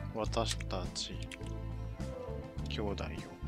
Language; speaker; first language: Japanese; native; Japanese